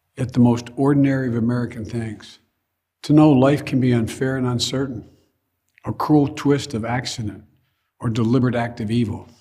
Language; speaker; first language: English; native; English